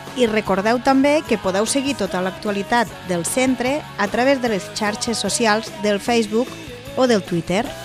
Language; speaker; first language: Catalan; native; Catalan